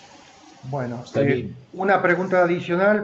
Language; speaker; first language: Spanish; native; Spanish